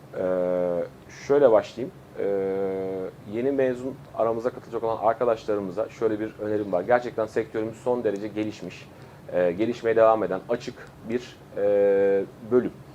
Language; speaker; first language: Turkish; native; Turkish